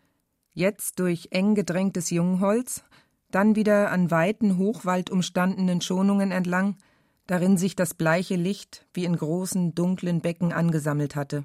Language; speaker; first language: German; native; German